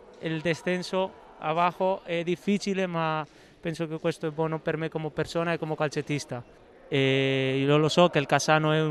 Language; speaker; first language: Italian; non-native, learner; Spanish